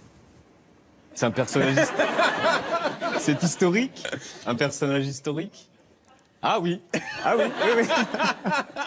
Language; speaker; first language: French; native; French